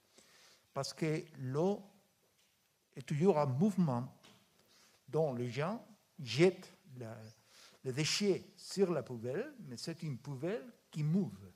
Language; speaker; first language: French; non-native, fluent; Spanish